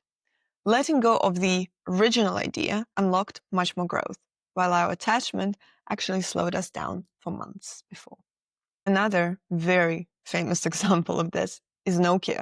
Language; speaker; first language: English; non-native, fluent; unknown